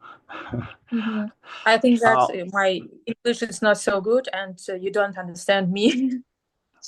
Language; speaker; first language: English; non-native, learner; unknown